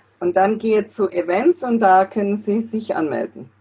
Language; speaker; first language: German; non-native, fluent; English